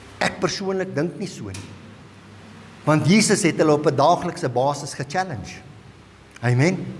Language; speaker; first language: Afrikaans; non-native, local second language; English